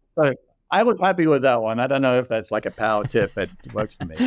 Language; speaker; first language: English; native; English